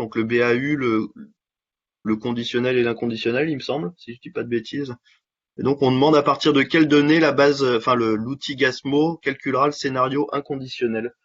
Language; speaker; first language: French; native; French